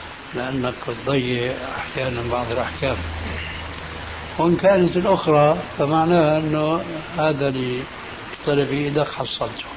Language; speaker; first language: Arabic; native; Arabic